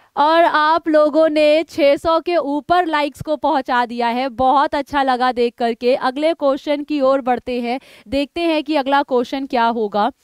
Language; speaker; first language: Hindi; native; Hindi